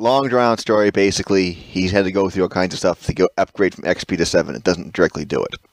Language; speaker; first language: English; native; English